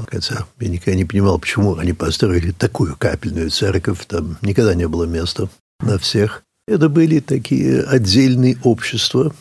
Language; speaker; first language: Russian; early bilingual, heritage; English